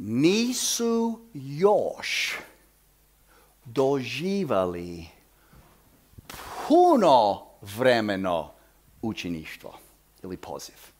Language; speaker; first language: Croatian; early bilingual, heritage; Croatian